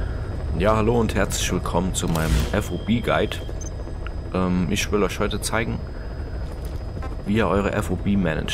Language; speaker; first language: German; native; German